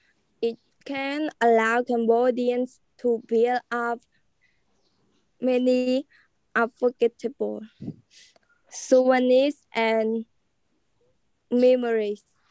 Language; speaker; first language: English; non-native, learner; Khmer